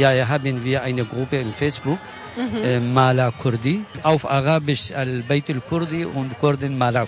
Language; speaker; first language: German; non-native, local second language; Kurdish